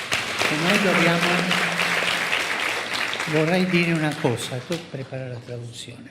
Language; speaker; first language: Italian; non-native, fluent; Spanish